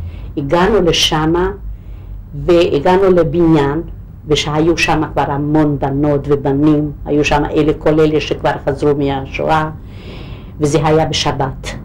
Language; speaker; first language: Hebrew; non-native, local second language; Hungarian